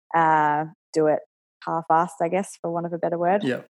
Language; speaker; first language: English; native; English